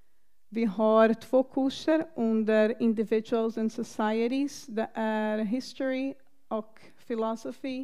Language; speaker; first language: Swedish; non-native, fluent; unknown